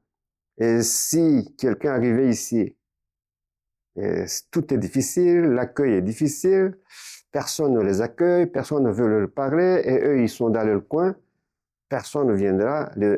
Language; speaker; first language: French; non-native, local second language; Kinyarwanda